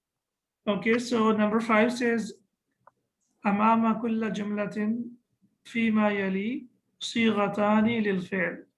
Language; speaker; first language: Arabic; non-native, fluent; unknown